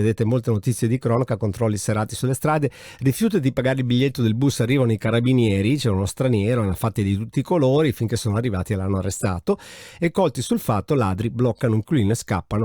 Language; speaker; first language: Italian; native; Italian